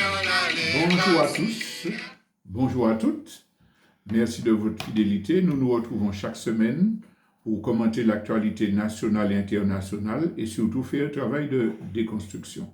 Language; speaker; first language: French; native; French